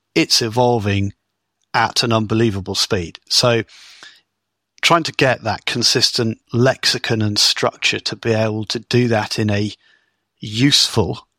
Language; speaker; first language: English; native; English